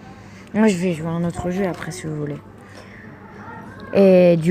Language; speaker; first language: French; native; French